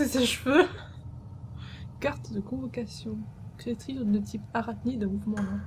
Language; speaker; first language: French; native; French